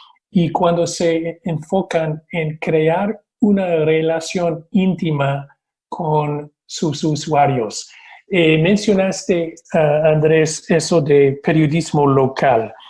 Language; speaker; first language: Spanish; non-native, fluent; English